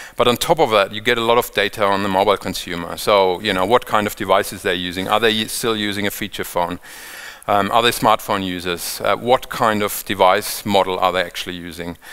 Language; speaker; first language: English; non-native, fluent; German